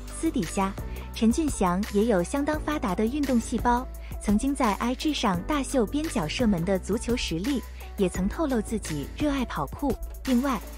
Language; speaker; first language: Chinese; native; Chinese